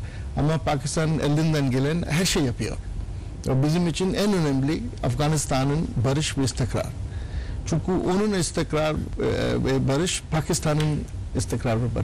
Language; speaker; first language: Turkish; non-native, learner; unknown